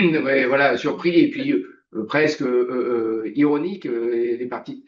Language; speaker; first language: French; native; French